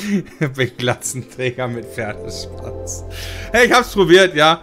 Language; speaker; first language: German; native; German